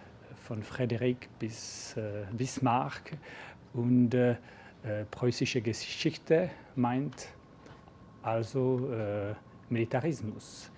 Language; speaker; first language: German; non-native, learner; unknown